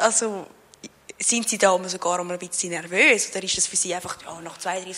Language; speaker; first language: German; native; German